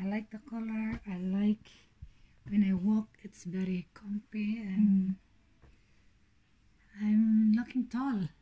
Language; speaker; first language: English; non-native, fluent; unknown